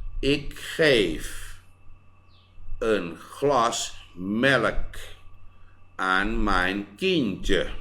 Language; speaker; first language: Dutch; non-native, fluent; Thai